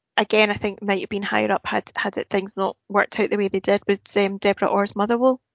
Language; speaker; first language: English; native; English